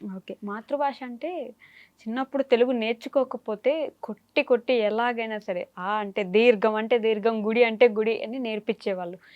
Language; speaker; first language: Telugu; native; Telugu